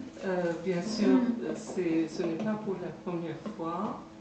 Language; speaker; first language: French; non-native, fluent; Persian